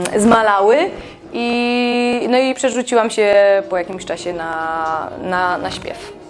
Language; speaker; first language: Polish; native; Polish